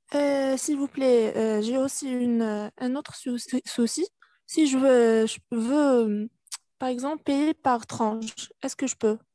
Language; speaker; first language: French; non-native, learner; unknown